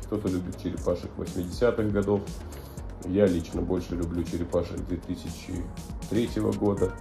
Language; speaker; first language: Russian; native; Russian